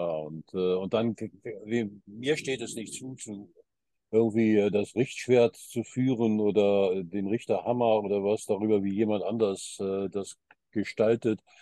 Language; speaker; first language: German; early bilingual, heritage; German